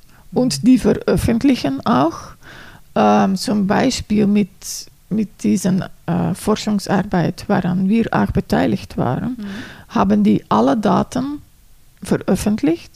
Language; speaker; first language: German; non-native, fluent; Dutch